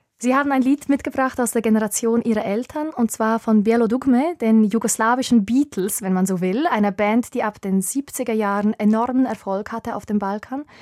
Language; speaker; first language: German; native; German